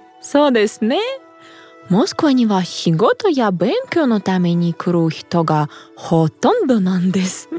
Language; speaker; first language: Japanese; non-native, fluent; Russian